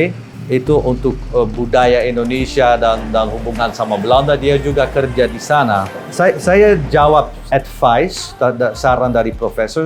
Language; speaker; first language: Indonesian; non-native, learner; Dutch